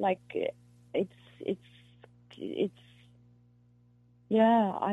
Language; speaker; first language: English; non-native, local second language; Afrikaans